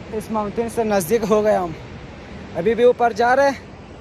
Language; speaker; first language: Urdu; non-native, learner; Persian